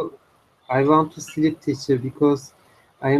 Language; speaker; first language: English; non-native, learner; Turkish